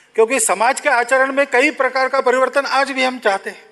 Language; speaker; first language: Hindi; non-native, local second language; Marathi